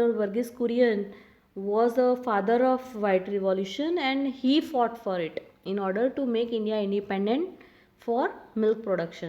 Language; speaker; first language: English; non-native, local second language; Hindi